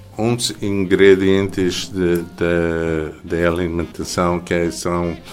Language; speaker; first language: Portuguese; non-native, learner; English